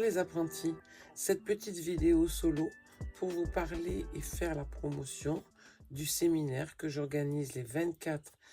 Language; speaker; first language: French; native; French